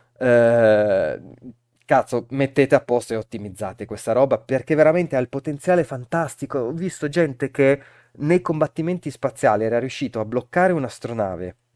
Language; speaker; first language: Italian; native; Italian